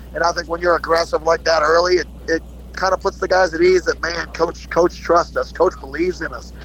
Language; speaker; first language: English; native; English